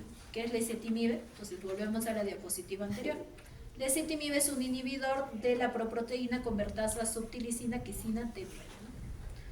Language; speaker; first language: Spanish; native; Spanish